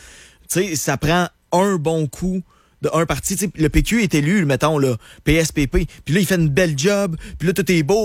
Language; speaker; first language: French; native; French